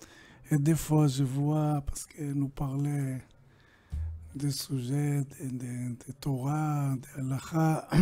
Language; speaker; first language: French; non-native, learner; Hebrew